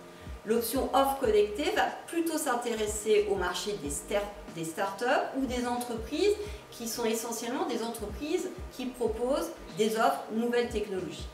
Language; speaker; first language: French; native; French